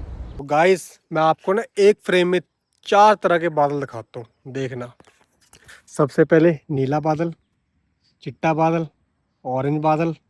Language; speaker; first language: Hindi; non-native, local second language; Punjabi